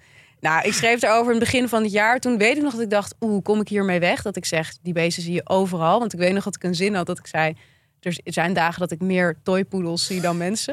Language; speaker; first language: Dutch; native; Dutch